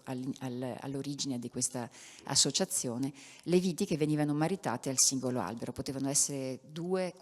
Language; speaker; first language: Italian; native; Italian